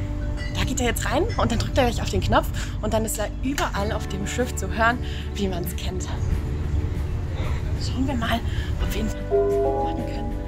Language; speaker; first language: German; native; German